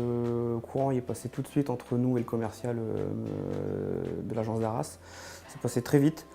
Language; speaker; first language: French; native; French